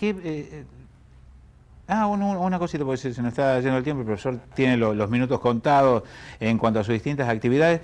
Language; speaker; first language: Spanish; native; Spanish